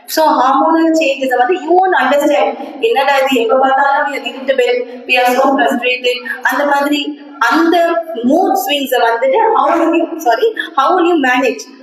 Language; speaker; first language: English; non-native, local second language; Tamil